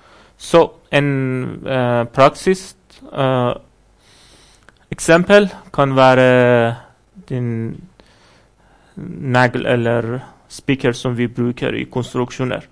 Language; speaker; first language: Norwegian; non-native, fluent; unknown